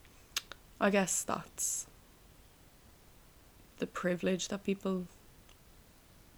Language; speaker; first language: English; native; English